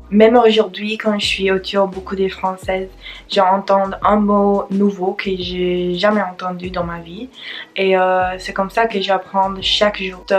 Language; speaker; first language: French; non-native, learner; English